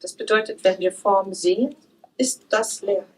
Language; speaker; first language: German; native; German